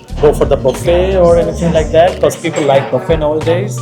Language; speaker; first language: English; non-native, local second language; Bangla